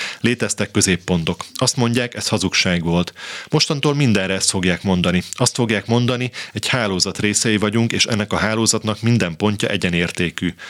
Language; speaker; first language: Hungarian; native; Hungarian